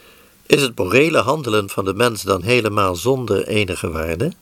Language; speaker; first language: Dutch; native; Dutch